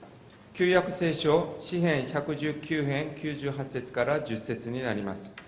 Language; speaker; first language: Japanese; non-native, fluent; Korean